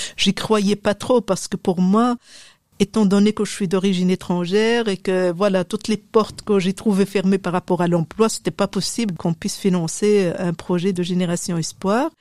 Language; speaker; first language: French; non-native, local second language; Arabic